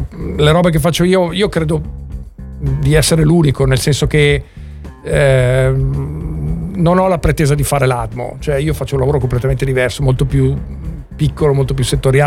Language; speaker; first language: Italian; native; Italian